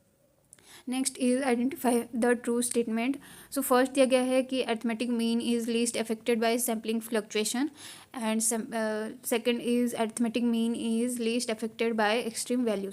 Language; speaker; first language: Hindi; native; Hindi